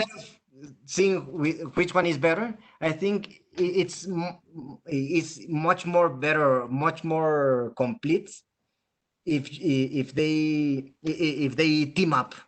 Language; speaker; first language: English; non-native, fluent; Spanish